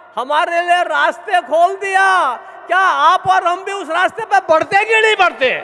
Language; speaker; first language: Hindi; non-native, local second language; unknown